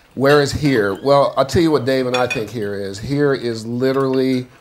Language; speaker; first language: English; native; English